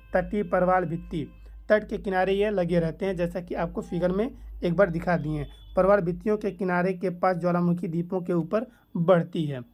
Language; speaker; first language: Hindi; native; Hindi